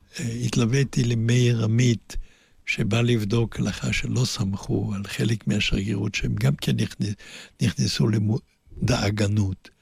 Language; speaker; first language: Hebrew; non-native, fluent; German